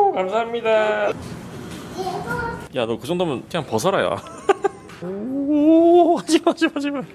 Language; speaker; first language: Korean; native; Korean